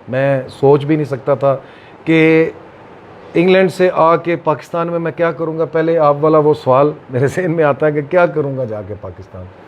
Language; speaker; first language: Urdu; non-native, local second language; Punjabi